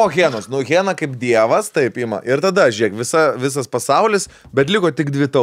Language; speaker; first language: Lithuanian; native; Lithuanian